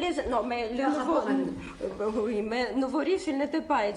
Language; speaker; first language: French; non-native, fluent; Russian